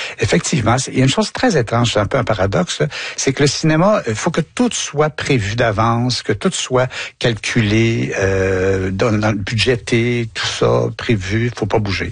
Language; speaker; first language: French; native; French